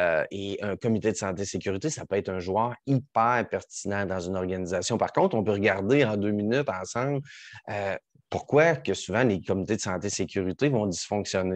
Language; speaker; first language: French; native; French